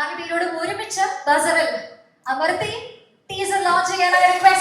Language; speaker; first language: Malayalam; native; Malayalam